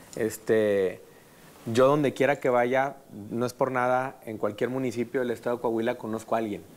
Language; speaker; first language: Spanish; native; Spanish